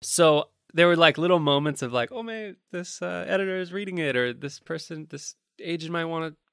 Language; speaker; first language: English; native; English